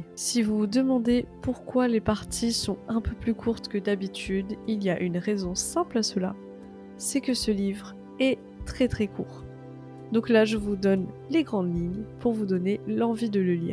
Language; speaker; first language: French; native; French